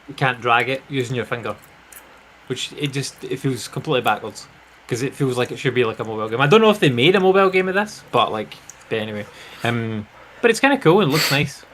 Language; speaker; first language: English; native; English